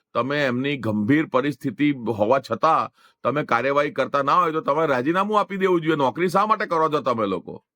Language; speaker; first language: Gujarati; non-native, local second language; Hindi